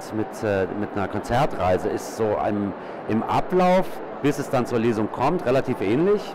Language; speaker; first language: German; native; German